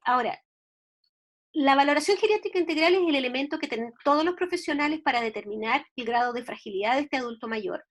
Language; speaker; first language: Spanish; native; Spanish